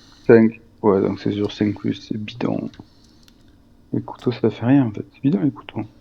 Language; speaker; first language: French; native; French